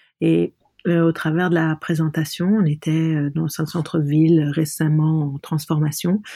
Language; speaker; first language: French; non-native, local second language; Arabic